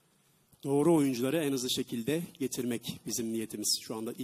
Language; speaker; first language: Turkish; native; Turkish